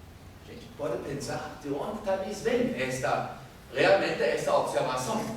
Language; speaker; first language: Portuguese; non-native, fluent; German